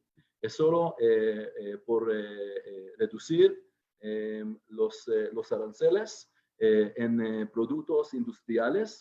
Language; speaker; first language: Spanish; non-native, fluent; Hebrew